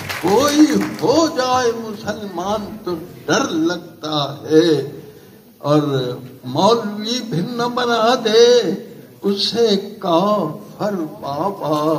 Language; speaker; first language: Urdu; non-native, local second language; Punjabi